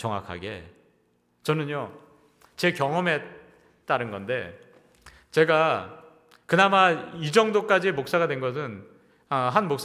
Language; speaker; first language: Korean; native; Korean